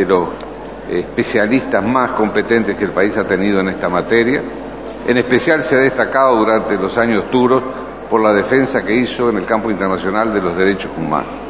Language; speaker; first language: Spanish; native; Spanish